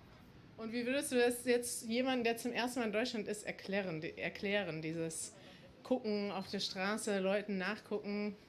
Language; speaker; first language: German; native; German